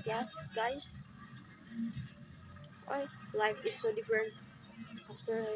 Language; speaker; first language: English; non-native, learner; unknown